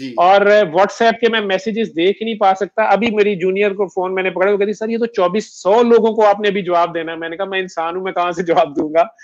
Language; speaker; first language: Urdu; non-native, local second language; Punjabi